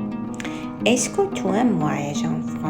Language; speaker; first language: French; non-native, learner; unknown